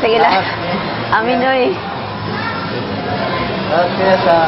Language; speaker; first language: Filipino; non-native, local second language; Cebuano